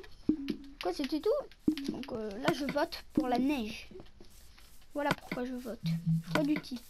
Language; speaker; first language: French; native; French